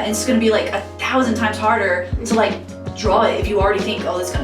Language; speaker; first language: English; native; English